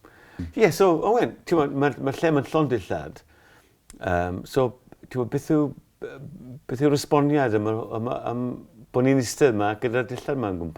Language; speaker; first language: Welsh; native; Welsh